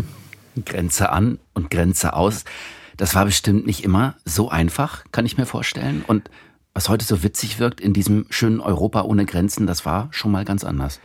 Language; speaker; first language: German; native; German